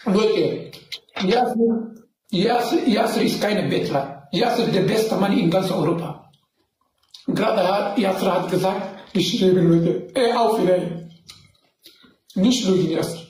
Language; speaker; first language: German; non-native, learner; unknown